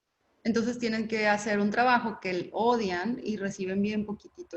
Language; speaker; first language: Spanish; native; Spanish